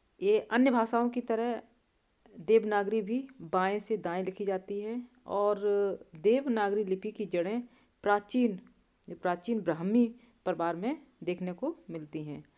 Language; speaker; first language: Hindi; native; Hindi